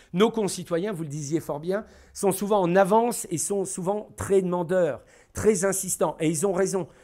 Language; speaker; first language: French; native; French